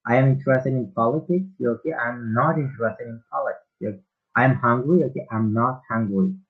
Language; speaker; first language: English; non-native, learner; Uzbek